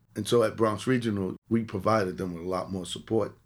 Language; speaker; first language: English; native; English